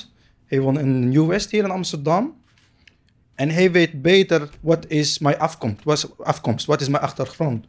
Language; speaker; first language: Dutch; non-native, learner; Arabic